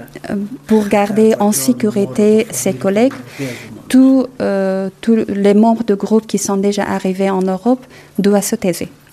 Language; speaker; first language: French; non-native, fluent; Persian